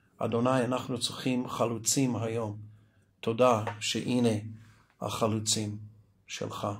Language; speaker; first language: Hebrew; non-native, fluent; Russian